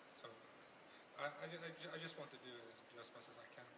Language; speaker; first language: English; non-native, fluent; Norwegian